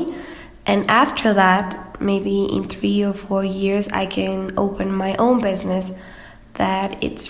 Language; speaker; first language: English; non-native, fluent; Spanish